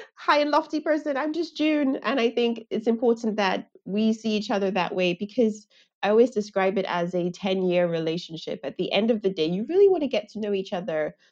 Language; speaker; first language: English; non-native, local second language; Yoruba